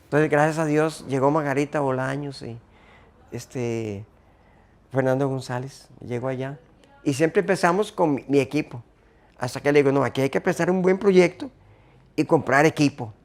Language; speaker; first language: Spanish; native; Spanish